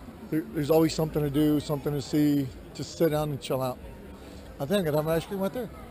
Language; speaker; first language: English; early bilingual, other home language; Spanish